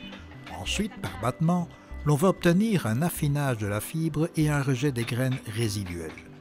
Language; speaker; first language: French; native; French